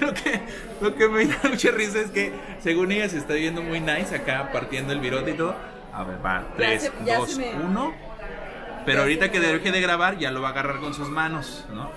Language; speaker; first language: Spanish; native; Spanish